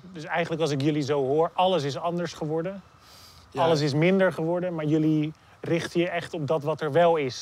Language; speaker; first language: Dutch; native; Dutch